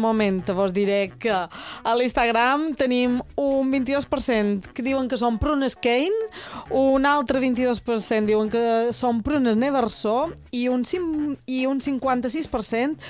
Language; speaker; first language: Catalan; native; Catalan